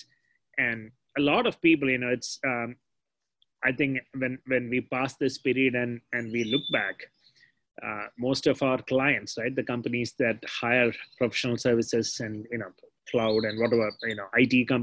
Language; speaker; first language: English; non-native, local second language; Malayalam